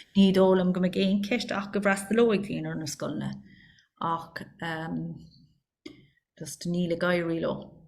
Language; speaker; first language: Irish; non-native, local second language; English